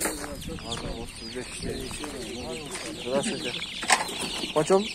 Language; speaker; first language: Russian; non-native, local second language; Kyrgyz